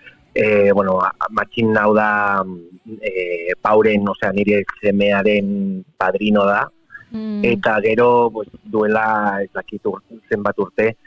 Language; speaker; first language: Basque; non-native, local second language; Spanish